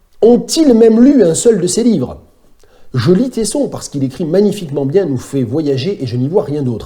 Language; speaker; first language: French; native; French